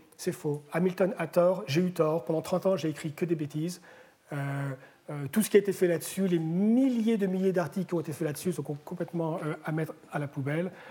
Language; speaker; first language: French; native; French